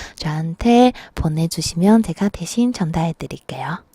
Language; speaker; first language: Korean; non-native, fluent; Chinese